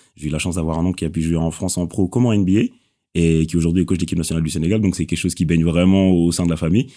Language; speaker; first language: French; non-native, local second language; Wolof